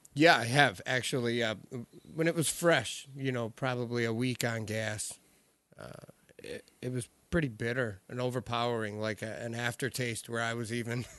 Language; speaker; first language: English; native; English